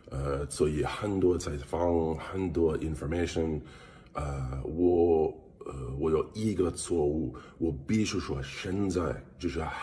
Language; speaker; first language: Chinese; non-native, learner; English